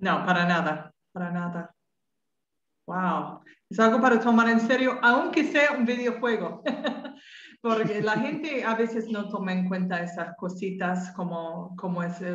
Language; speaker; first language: Spanish; non-native, fluent; English